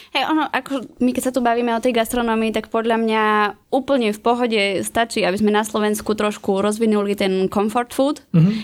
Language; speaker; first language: Slovak; native; Slovak